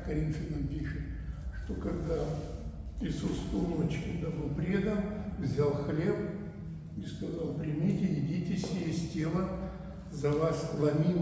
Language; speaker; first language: Russian; native; Russian